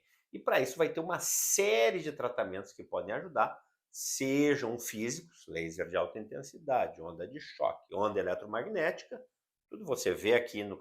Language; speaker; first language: Portuguese; native; Portuguese